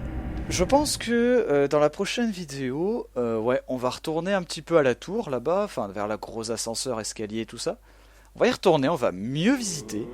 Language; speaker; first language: French; native; French